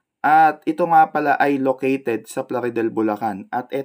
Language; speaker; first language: Filipino; native; Filipino